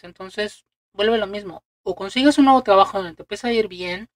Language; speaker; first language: Spanish; native; Spanish